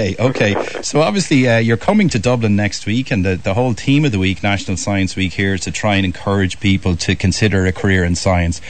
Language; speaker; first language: English; native; English